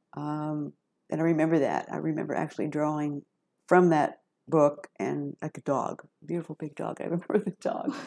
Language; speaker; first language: English; native; English